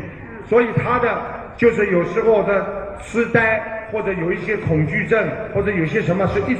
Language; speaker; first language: Chinese; native; Chinese